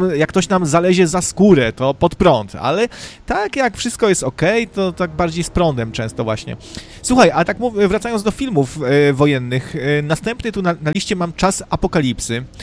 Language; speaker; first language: Polish; native; Polish